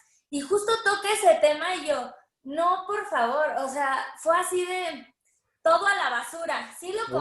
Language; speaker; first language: Spanish; native; Spanish